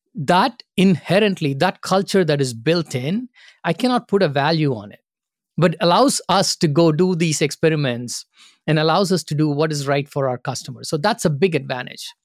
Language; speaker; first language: English; non-native, local second language; Tamil